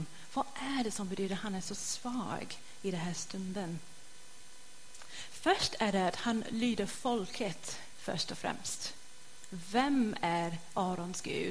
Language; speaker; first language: Swedish; non-native, fluent; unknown